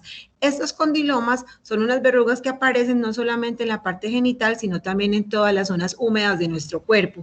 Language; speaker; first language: Spanish; native; Spanish